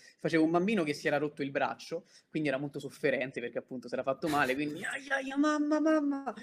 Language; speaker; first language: Italian; native; Italian